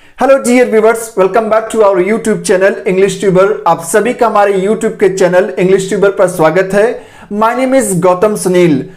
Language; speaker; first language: Hindi; native; Hindi